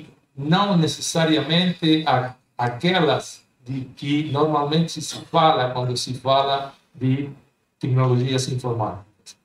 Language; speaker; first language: Portuguese; non-native, fluent; Spanish